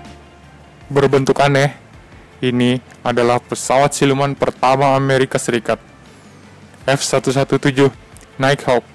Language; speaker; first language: Indonesian; native; Indonesian